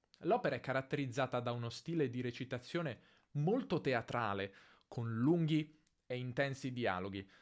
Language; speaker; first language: Italian; native; Italian